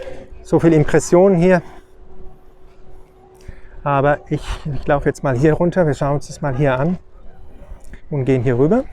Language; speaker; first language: German; native; German